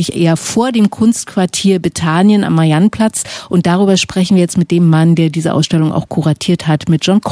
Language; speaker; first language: German; native; German